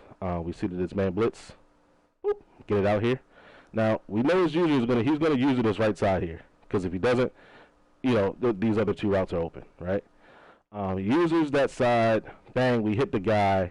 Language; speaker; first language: English; native; English